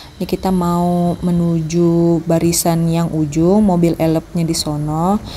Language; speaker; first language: Indonesian; native; Indonesian